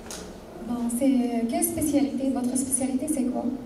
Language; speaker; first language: French; non-native, fluent; Arabic